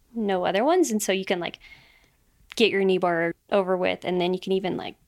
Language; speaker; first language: English; native; English